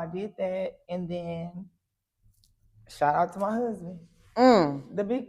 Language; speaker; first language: English; native; English